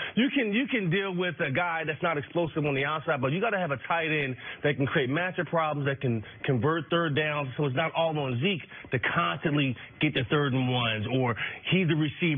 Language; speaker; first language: English; native; English